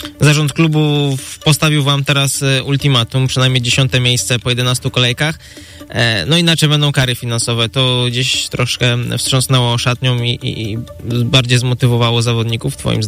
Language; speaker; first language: Polish; native; Polish